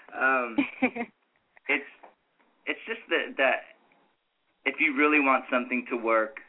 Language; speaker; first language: English; native; English